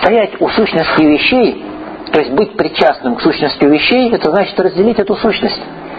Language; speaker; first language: Russian; native; Russian